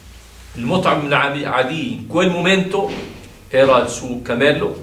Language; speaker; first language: Italian; non-native, fluent; Arabic